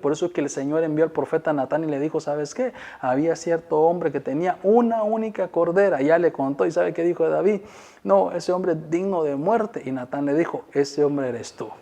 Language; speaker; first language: Spanish; native; Spanish